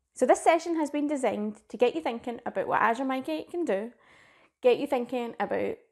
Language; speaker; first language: English; native; English